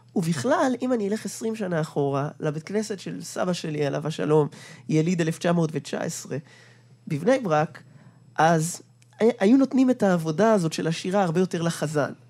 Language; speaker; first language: Hebrew; native; Hebrew